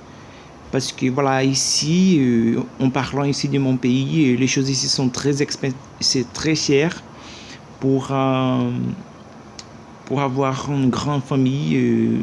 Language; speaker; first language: French; non-native, learner; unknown